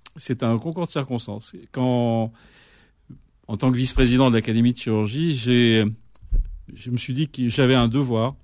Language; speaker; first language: French; native; French